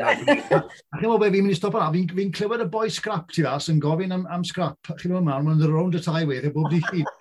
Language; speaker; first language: Welsh; native; Welsh